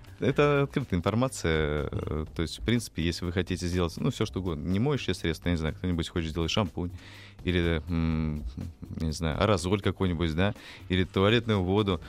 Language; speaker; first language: Russian; native; Russian